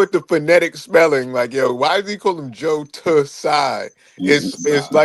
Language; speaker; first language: English; native; English